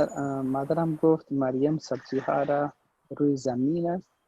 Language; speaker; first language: Persian; non-native, learner; Urdu